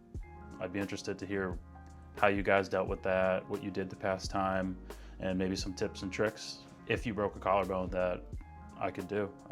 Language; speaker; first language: English; native; English